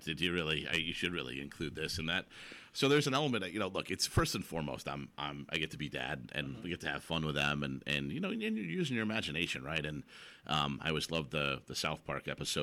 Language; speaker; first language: English; native; English